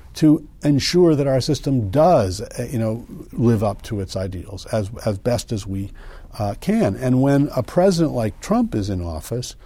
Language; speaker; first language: English; native; English